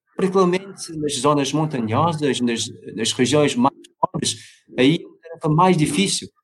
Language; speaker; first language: Portuguese; non-native, fluent; Chinese